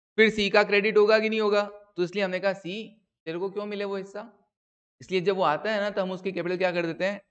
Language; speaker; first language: Hindi; native; Hindi